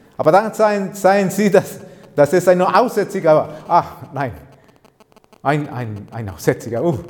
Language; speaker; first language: German; non-native, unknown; Spanish